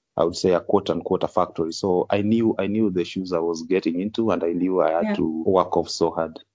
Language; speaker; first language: English; non-native, local second language; Luo (Kenya and Tanzania)